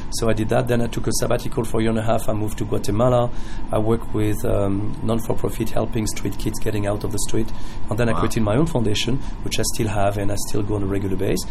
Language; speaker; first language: English; non-native, fluent; French